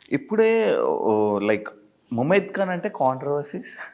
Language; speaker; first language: Telugu; native; Telugu